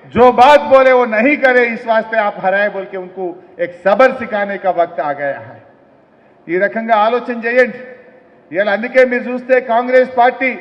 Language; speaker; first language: Hindi; non-native, local second language; Telugu